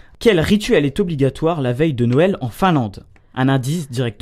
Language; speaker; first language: French; native; French